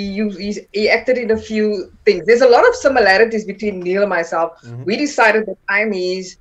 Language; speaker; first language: English; non-native, local second language; Afrikaans